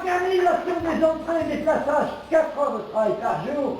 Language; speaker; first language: French; native; French